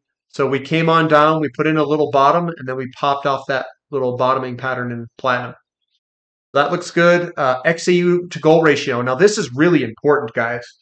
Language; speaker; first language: English; native; English